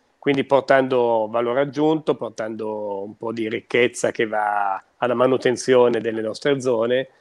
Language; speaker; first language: Italian; native; Italian